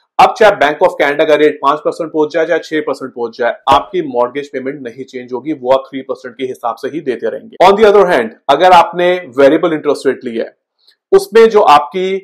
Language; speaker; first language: Hindi; native; Hindi